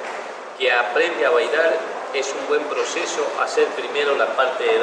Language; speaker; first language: Spanish; native; Spanish